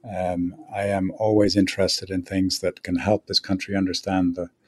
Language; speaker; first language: English; native; English